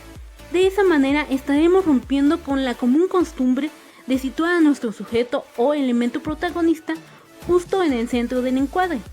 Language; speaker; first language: Spanish; native; Spanish